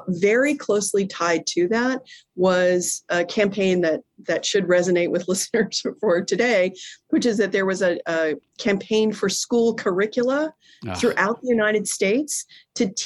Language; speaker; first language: English; native; English